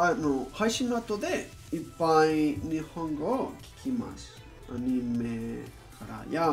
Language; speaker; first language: Japanese; non-native, learner; English